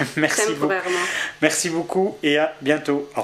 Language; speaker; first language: French; native; French